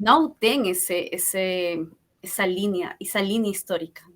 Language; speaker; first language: Portuguese; non-native, fluent; Spanish